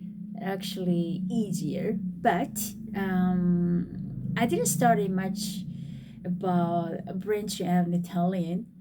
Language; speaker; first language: English; non-native, fluent; Korean